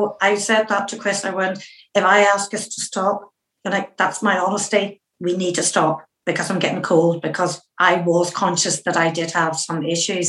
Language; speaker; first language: English; native; English